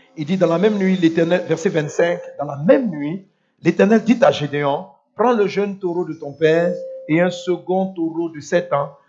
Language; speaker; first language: French; non-native, local second language; Dyula